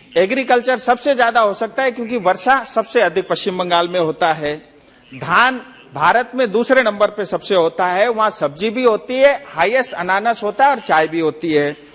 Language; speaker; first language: Hindi; non-native, local second language; Nepali